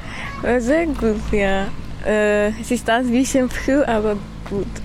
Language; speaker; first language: German; non-native, learner; Armenian